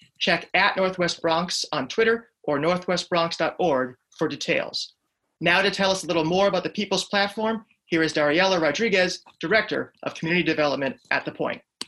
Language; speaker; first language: English; native; English